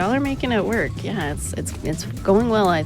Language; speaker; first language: English; native; English